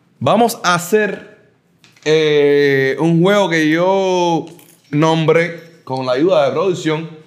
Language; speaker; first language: Spanish; early bilingual, heritage; Spanish